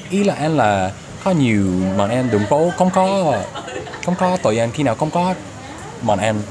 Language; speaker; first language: Vietnamese; non-native, learner; English